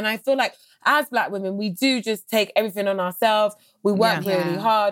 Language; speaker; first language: English; native; English